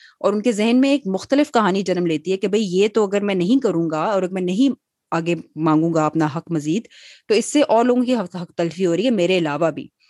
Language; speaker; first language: Urdu; native; Urdu